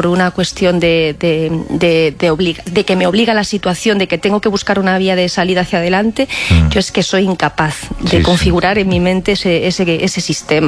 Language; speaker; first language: Spanish; native; Spanish